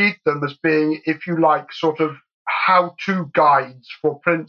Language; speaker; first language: English; native; English